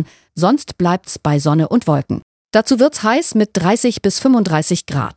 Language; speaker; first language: German; native; German